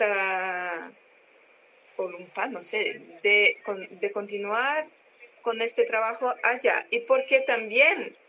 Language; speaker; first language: Spanish; non-native, learner; Portuguese